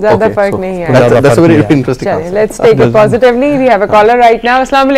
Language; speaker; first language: Urdu; native; Urdu